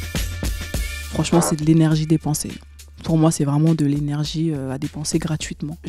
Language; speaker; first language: French; native; French